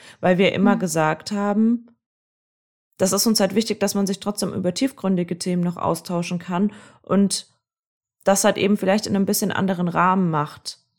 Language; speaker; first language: German; native; German